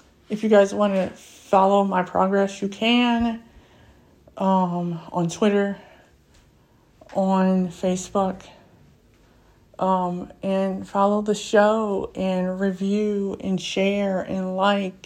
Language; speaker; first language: English; native; English